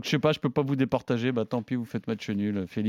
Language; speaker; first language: French; native; French